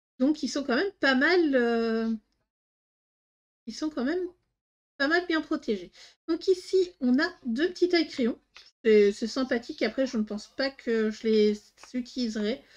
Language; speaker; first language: French; native; French